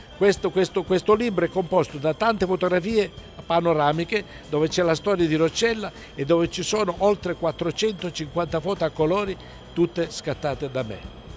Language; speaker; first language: Italian; native; Italian